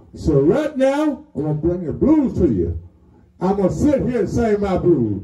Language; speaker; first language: English; native; English